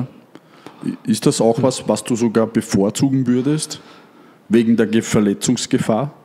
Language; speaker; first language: German; native; German